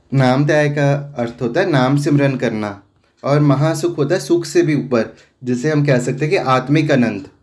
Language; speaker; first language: Hindi; non-native, local second language; Punjabi